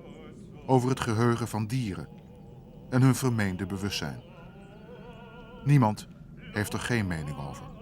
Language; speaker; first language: Dutch; native; Dutch